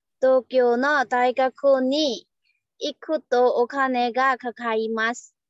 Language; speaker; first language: Japanese; non-native, learner; Burmese